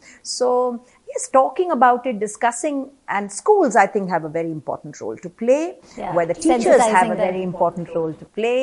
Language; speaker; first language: English; non-native, local second language; Malayalam